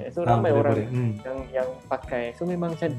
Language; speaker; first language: Malay; native; Malay